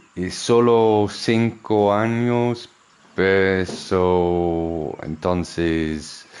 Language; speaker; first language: Spanish; non-native, learner; English